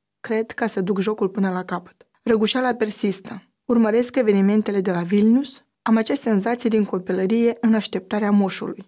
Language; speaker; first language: Romanian; native; Romanian